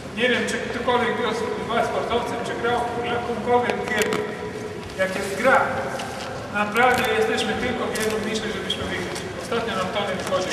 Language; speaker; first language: Polish; non-native, fluent; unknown